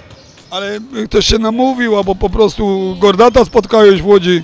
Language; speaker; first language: Polish; native; Polish